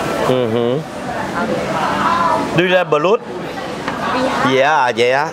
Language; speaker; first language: English; non-native, learner; Vietnamese